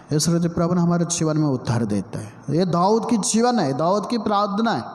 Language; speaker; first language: Hindi; non-native, local second language; Telugu